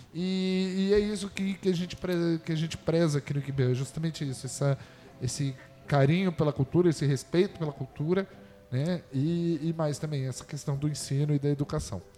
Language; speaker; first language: Portuguese; native; Portuguese